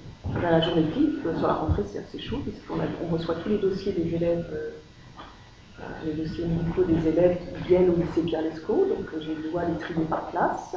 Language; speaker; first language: French; native; French